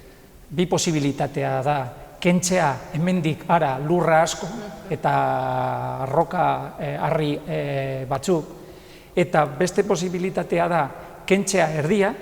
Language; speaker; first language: Basque; non-native, local second language; Spanish